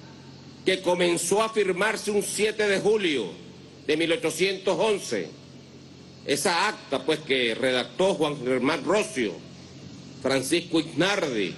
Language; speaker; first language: Spanish; native; Spanish